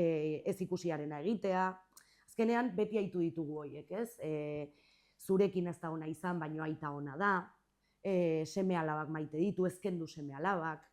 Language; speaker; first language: Basque; native; Basque